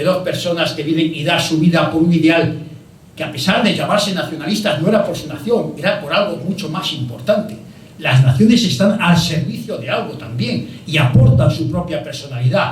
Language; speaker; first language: Spanish; native; Spanish